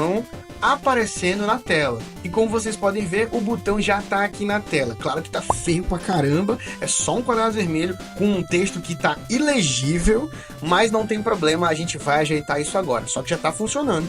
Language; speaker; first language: Portuguese; native; Portuguese